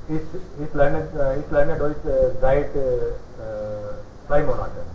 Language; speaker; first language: German; non-native, learner; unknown